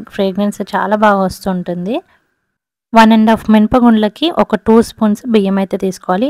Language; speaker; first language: Telugu; non-native, local second language; Lambadi